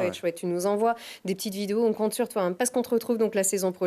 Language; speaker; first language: French; native; French